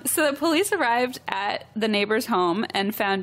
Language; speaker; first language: English; native; English